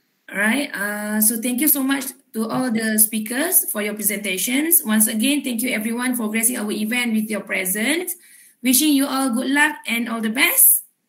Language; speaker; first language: English; non-native, local second language; Malay